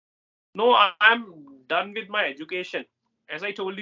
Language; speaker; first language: English; non-native, local second language; Hindi